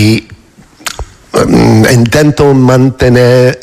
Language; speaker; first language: Spanish; non-native, fluent; English